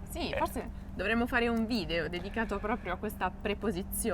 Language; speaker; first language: Italian; native; Italian